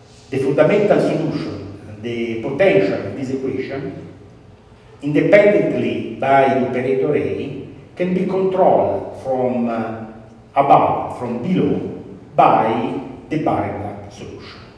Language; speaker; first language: English; non-native, fluent; Italian